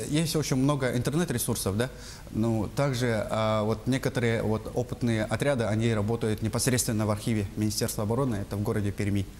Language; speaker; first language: Russian; non-native, local second language; Yakut